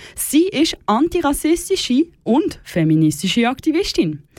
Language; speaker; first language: German; native; German